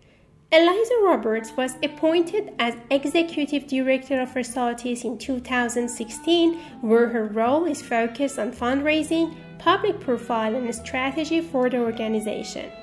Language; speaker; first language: English; non-native, fluent; Persian